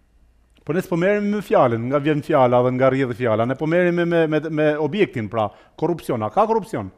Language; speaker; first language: Albanian; native; Albanian